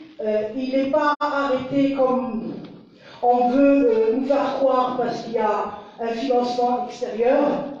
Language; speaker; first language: French; non-native, local second language; Kabyle